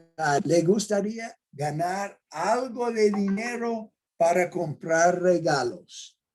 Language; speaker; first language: Spanish; non-native, fluent; English